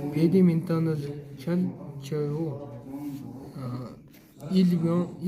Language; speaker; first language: Korean; non-native, learner; Mongolian